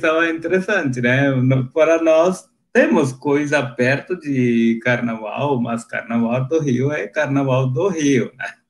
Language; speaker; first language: Portuguese; non-native, local second language; Hindi